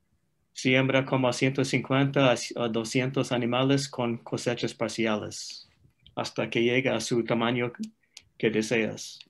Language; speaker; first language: Spanish; non-native, fluent; English